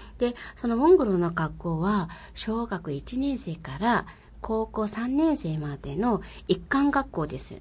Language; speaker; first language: Japanese; non-native, fluent; Mongolian